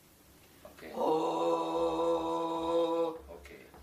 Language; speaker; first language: Russian; non-native, local second language; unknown